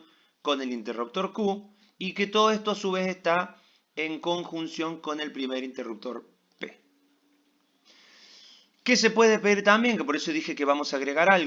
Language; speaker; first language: Spanish; native; Spanish